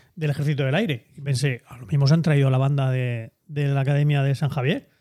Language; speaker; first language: Spanish; native; Spanish